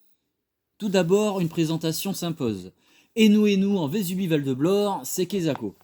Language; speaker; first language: French; native; French